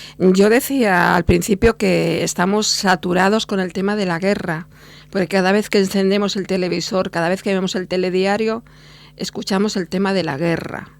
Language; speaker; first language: Spanish; native; Spanish